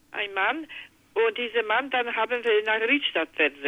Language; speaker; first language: German; non-native, learner; Polish